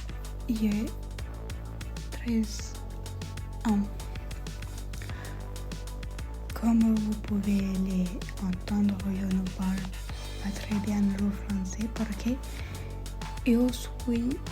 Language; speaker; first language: French; non-native, learner; Spanish